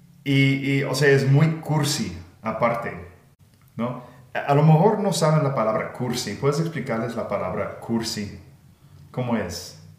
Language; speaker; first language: Spanish; non-native, fluent; English